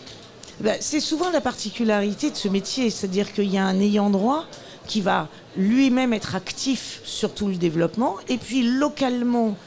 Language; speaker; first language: French; native; French